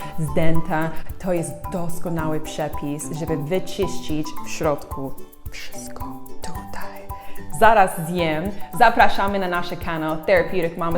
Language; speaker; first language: Polish; non-native, learner; English